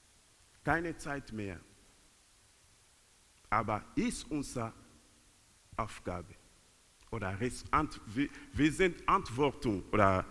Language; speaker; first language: German; non-native, learner; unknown